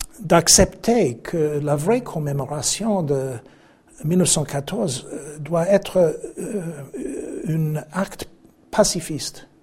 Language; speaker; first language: French; non-native, fluent; English